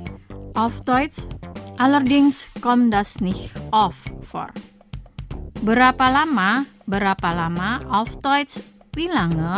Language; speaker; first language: German; non-native, fluent; Indonesian